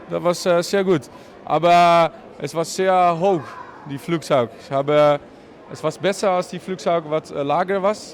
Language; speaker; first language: German; non-native, learner; Dutch